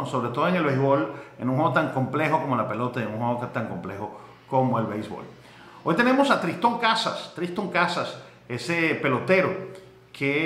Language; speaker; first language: Spanish; native; Spanish